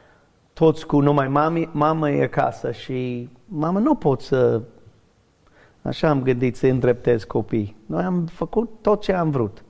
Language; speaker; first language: Romanian; non-native, fluent; English